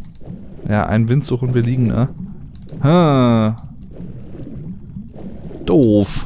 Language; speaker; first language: German; native; German